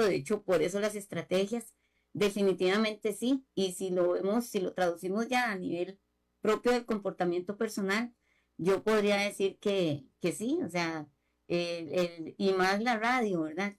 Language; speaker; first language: Spanish; native; Spanish